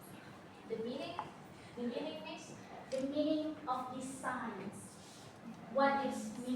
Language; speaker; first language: English; non-native, learner; Indonesian